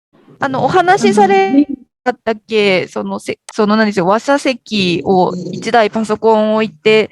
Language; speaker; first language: Japanese; native; Japanese